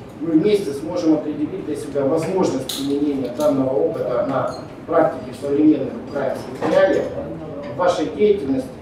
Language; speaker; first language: Russian; native; Russian